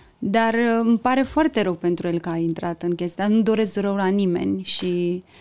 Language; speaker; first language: Romanian; early bilingual, heritage; Romanian